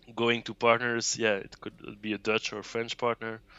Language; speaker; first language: English; non-native, fluent; Dutch